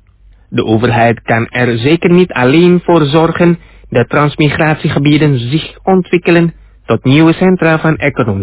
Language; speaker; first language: Dutch; non-native, fluent; Indonesian